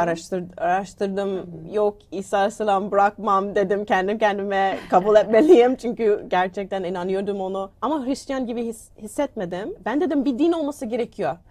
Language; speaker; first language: Turkish; non-native, learner; English